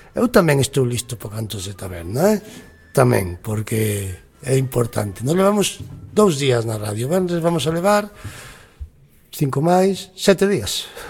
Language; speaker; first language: Galician; native; Galician